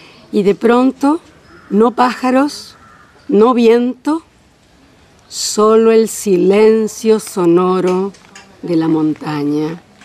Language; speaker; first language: Spanish; native; Spanish